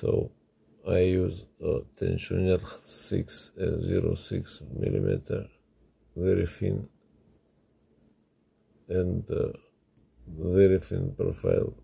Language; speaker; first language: English; non-native, learner; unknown